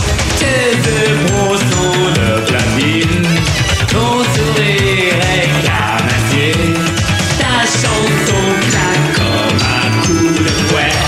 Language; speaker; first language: French; native; French